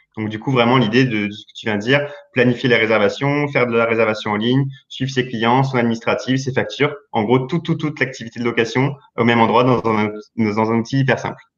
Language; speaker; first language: French; native; French